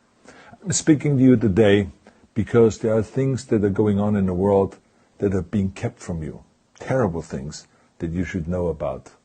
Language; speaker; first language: English; non-native, fluent; German